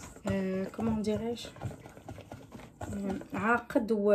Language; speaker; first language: Arabic; native; Arabic